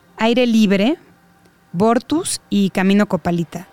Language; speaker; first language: Spanish; native; Spanish